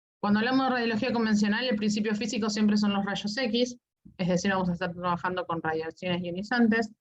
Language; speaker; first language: Spanish; native; Spanish